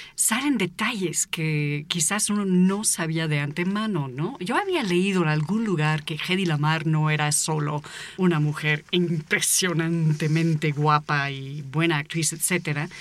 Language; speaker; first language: Spanish; non-native, fluent; English